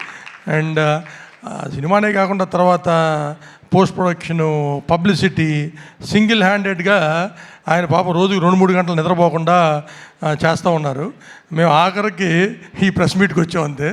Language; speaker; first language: Telugu; native; Telugu